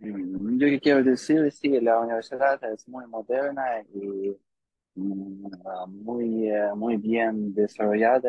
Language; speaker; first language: Spanish; non-native, learner; Russian